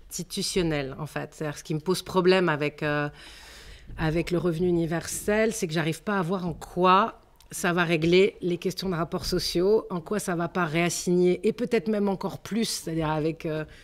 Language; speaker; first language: French; native; French